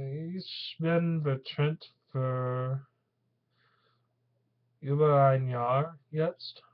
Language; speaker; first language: German; non-native, learner; English